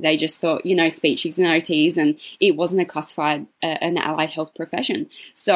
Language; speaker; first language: English; native; English